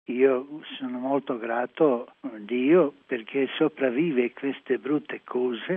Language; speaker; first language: Italian; non-native, learner; Croatian